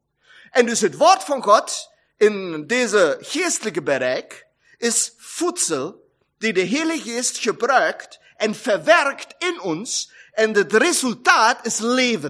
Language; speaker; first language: German; non-native, learner; Dutch